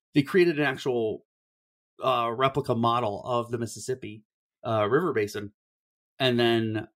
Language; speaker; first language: English; native; English